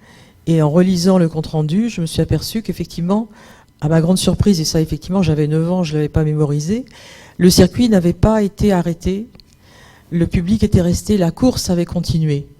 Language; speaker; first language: French; native; French